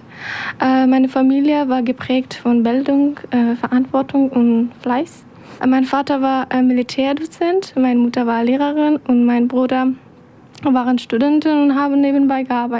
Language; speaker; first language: German; non-native, learner; Persian